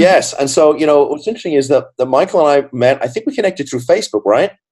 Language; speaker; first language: English; native; English